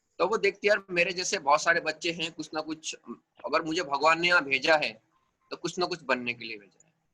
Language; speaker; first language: Hindi; native; Hindi